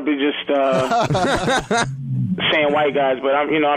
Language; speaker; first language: English; native; English